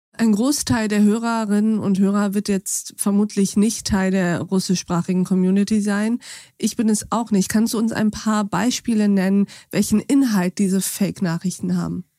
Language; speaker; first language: German; native; German